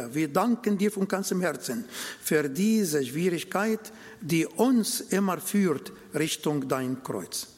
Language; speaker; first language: German; non-native, fluent; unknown